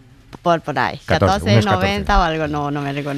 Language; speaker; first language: Spanish; non-native, learner; Thai